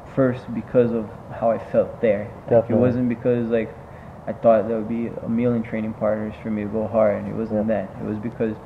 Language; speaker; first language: English; non-native, fluent; Portuguese